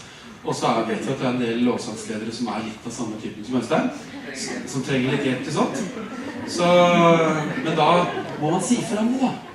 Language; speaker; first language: Norwegian; native; Norwegian